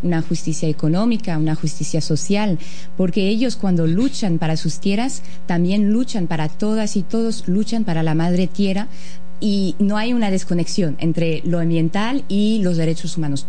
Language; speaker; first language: Spanish; non-native, fluent; French